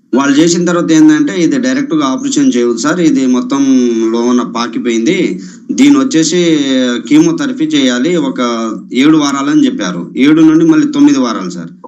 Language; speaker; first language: Telugu; non-native, local second language; Lambadi